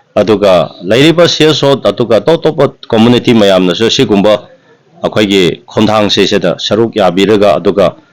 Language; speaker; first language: Manipuri; non-native, local second language; Tangkhul Naga (India)